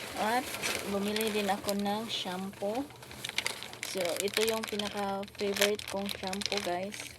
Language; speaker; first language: Filipino; non-native, local second language; Cebuano